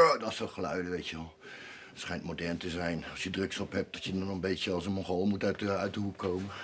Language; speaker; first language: Dutch; native; Dutch